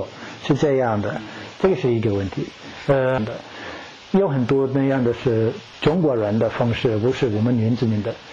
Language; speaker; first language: Chinese; non-native, fluent; English